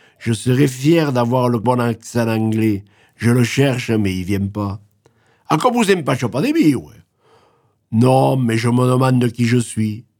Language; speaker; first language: French; native; French